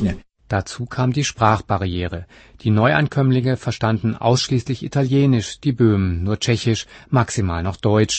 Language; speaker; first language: German; native; German